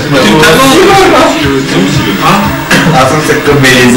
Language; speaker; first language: Bulgarian; native; Bulgarian